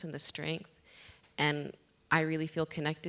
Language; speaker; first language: English; native; English